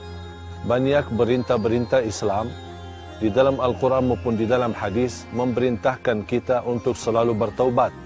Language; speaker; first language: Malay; non-native, fluent; Arabic